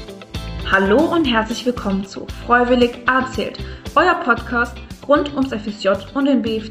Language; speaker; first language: German; native; German